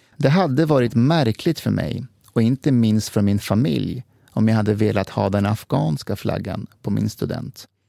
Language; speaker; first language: Swedish; early bilingual, other home language; Persian